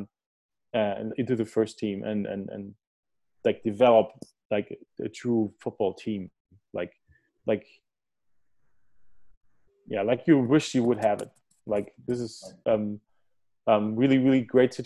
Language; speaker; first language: English; early bilingual, other home language; German